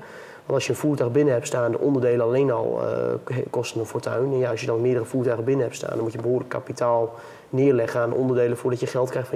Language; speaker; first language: Dutch; native; Dutch